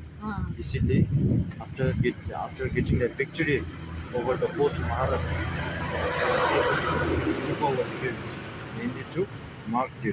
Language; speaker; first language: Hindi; non-native, fluent; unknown